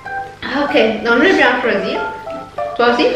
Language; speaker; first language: French; non-native, fluent; Chinese